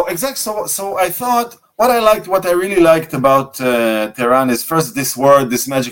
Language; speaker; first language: English; non-native, fluent; Russian